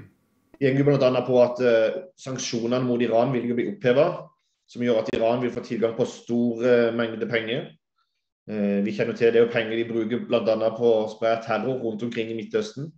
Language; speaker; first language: Norwegian; native; Norwegian